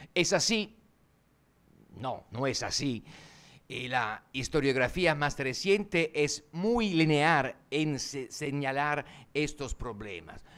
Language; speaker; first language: Spanish; non-native, fluent; Italian